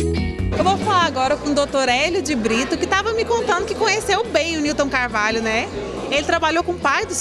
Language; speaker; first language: Portuguese; native; Portuguese